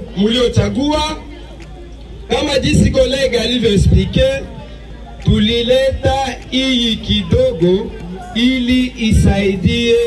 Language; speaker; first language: Swahili; native; Swahili